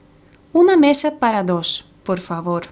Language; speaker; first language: Spanish; non-native, fluent; Russian